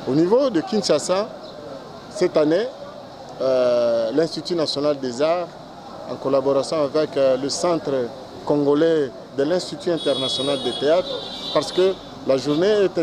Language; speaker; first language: French; non-native, local second language; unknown